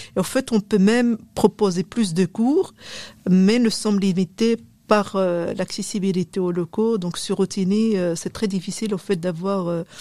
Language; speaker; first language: French; non-native, local second language; Arabic